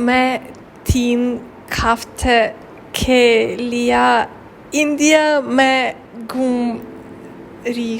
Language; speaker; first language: Hindi; non-native, learner; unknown